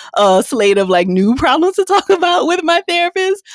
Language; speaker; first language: English; native; English